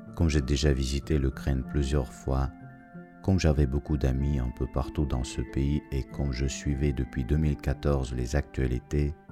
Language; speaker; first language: French; non-native, fluent; Russian